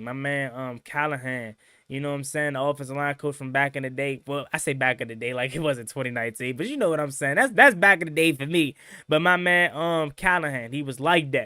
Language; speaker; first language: English; native; English